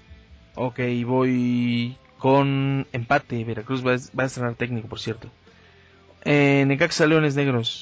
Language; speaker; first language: Spanish; native; Spanish